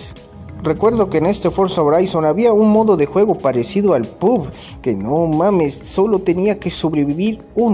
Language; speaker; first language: Spanish; native; Spanish